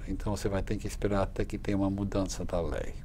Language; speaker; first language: Portuguese; non-native, fluent; English